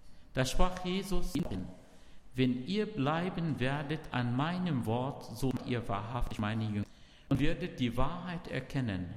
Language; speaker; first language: German; non-native, learner; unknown